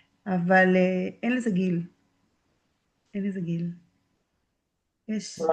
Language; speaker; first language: Hebrew; native; Hebrew